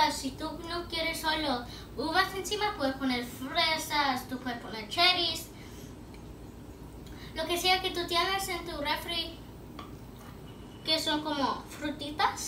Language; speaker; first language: Spanish; early bilingual, heritage; Spanish